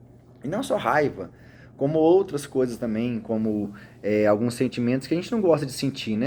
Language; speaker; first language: Portuguese; native; Portuguese